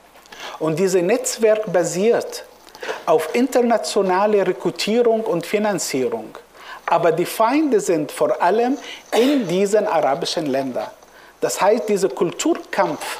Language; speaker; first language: German; non-native, fluent; Arabic